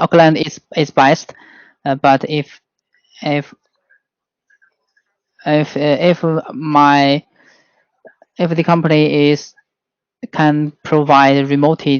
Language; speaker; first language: English; non-native, learner; Chinese